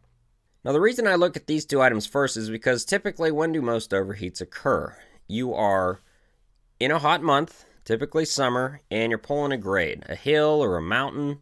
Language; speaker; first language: English; native; English